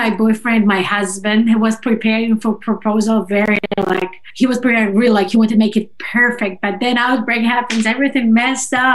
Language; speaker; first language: English; non-native, fluent; Russian